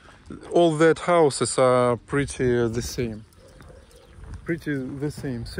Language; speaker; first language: English; non-native, learner; Russian